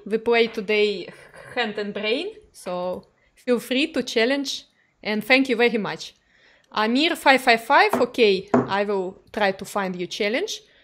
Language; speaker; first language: English; non-native, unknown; Russian